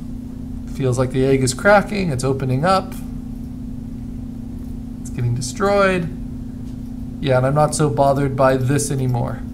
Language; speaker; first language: English; native; English